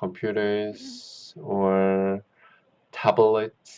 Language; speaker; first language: English; non-native, learner; Korean